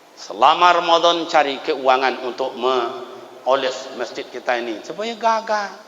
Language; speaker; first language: Malay; non-native, local second language; Minangkabau